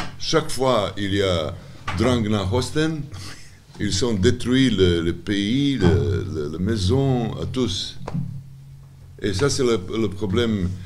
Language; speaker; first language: French; non-native, learner; Serbian